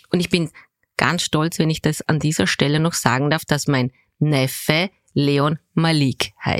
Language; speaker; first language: German; early bilingual, other home language; Turkish